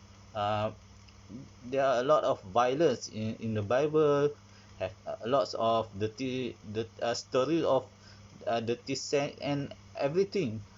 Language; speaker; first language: English; non-native, learner; Malay